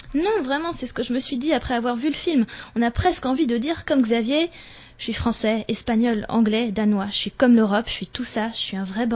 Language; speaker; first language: French; native; French